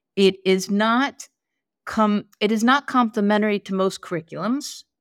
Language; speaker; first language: English; native; English